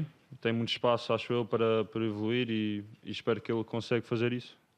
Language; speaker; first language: Portuguese; early bilingual, other home language; English